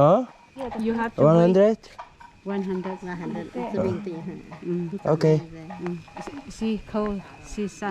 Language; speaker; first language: English; non-native, learner; Korean